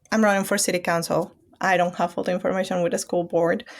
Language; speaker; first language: English; non-native, fluent; Spanish